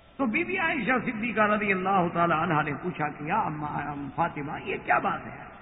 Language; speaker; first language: Urdu; native; Urdu